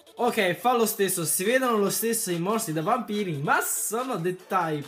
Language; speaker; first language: Italian; early bilingual, other home language; Chinese